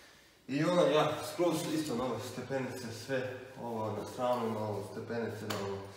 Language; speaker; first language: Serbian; early bilingual, heritage; Serbian